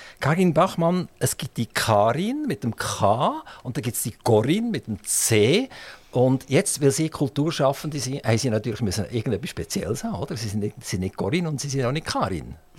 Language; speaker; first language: German; native; German